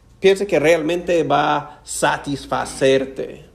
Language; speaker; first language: Spanish; non-native, fluent; English